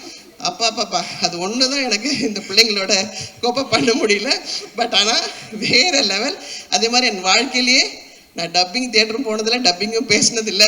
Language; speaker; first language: Tamil; native; Tamil